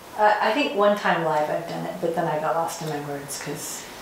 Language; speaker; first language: English; native; English